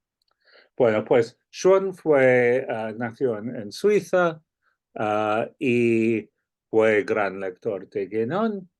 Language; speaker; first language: Spanish; non-native, fluent; English